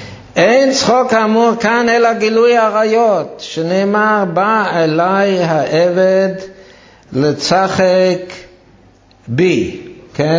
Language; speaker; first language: Hebrew; non-native, fluent; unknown